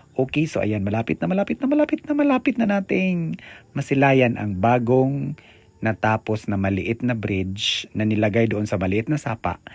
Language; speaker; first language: Filipino; non-native, local second language; Cebuano